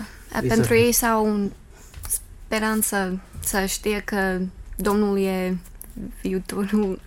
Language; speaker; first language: Romanian; early bilingual, heritage; Romanian